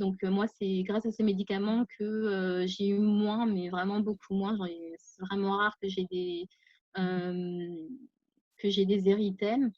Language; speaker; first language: French; native; French